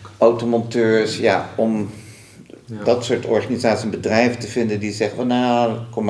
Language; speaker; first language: Dutch; non-native, learner; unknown